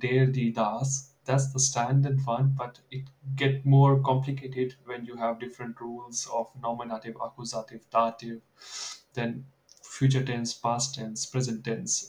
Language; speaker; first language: English; non-native, local second language; Hindi